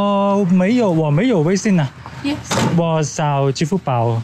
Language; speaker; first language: Chinese; non-native, learner; Thai